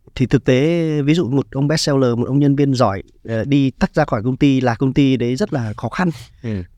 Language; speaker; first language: Vietnamese; native; Vietnamese